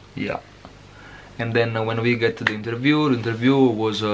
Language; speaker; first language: English; non-native, learner; Italian